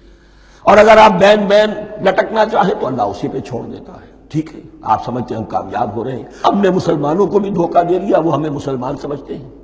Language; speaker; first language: Urdu; native; Urdu